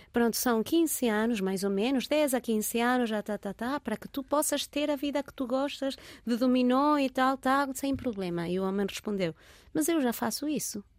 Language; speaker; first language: Portuguese; early bilingual, heritage; Portuguese